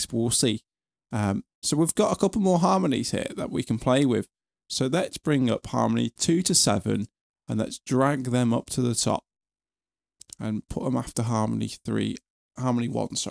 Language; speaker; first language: English; native; English